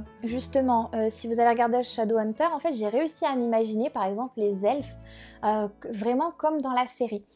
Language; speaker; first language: French; native; French